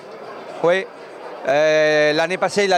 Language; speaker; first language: French; non-native, learner; Spanish